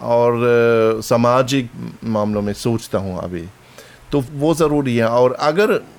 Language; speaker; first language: Hindi; non-native, fluent; German